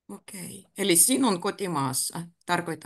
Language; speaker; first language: Finnish; native; Finnish